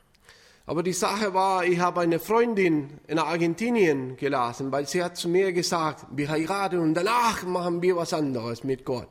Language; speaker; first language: German; non-native, fluent; Spanish